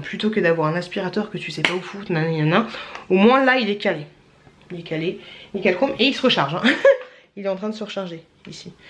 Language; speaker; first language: French; native; French